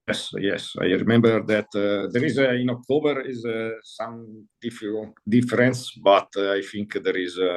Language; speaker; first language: English; non-native, learner; Italian